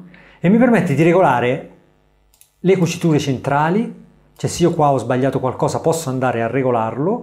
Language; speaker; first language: Italian; native; Italian